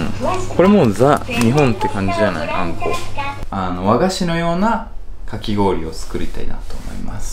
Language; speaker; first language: Japanese; native; Japanese